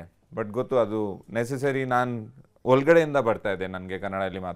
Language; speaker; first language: Kannada; non-native, local second language; Punjabi